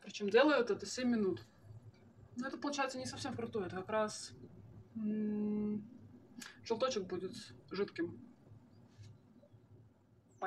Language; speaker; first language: Russian; native; Russian